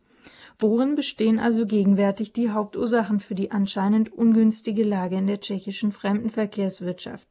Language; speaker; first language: German; native; German